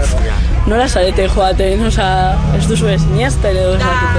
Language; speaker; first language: Basque; non-native, local second language; Spanish